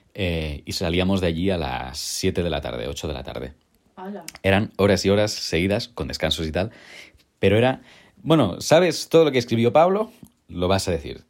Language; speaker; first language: Spanish; native; Spanish